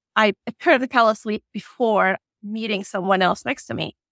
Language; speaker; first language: English; non-native, fluent; Turkish